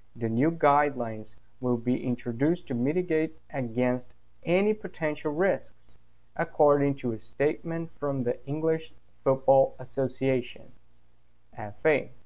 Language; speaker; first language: English; non-native, fluent; Portuguese